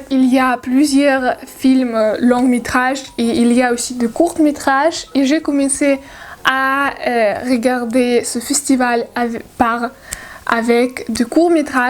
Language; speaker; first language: French; non-native, learner; Russian